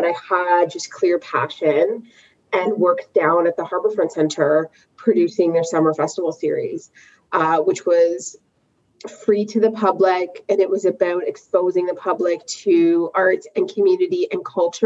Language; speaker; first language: English; native; English